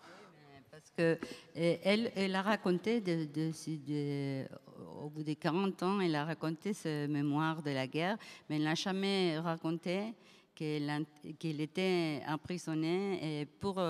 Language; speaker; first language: French; non-native, fluent; Spanish